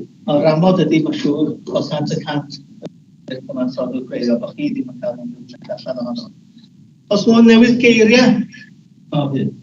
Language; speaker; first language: Welsh; native; Welsh